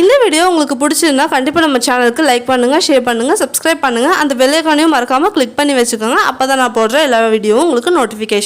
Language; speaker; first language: Tamil; native; Tamil